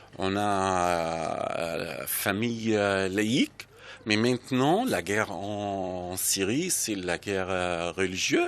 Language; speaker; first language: French; non-native, learner; Arabic